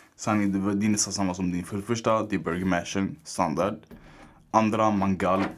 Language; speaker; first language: Swedish; early bilingual, other home language; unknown